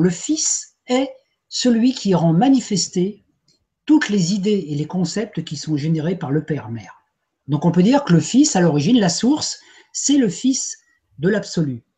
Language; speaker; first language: French; native; French